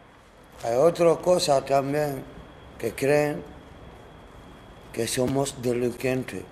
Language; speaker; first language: Spanish; non-native, learner; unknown